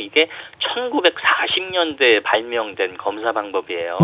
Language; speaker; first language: Korean; native; Korean